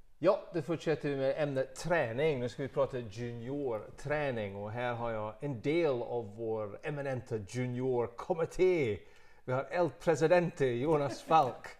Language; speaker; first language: Swedish; non-native, fluent; English